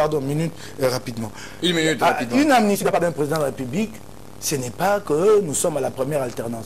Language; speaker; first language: French; non-native, local second language; Lingala